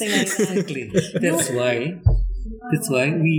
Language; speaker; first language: English; non-native, learner; Indonesian